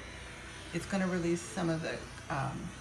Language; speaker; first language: English; native; English